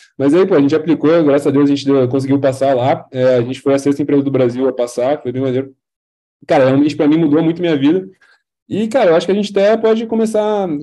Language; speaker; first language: Portuguese; native; Portuguese